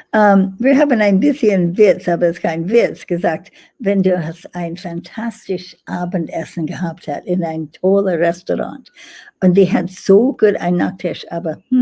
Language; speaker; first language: German; non-native, fluent; English